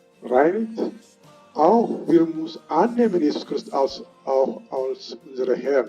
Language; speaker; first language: German; non-native, learner; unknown